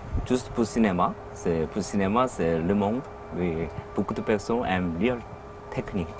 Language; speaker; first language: French; non-native, learner; Korean